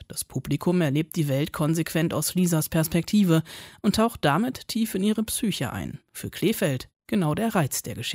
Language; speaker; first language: German; native; German